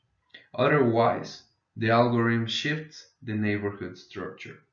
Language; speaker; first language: English; non-native, fluent; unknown